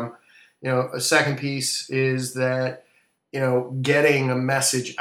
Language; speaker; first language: English; native; English